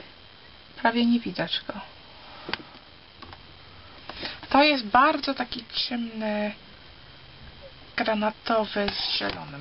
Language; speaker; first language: Polish; early bilingual, heritage; Polish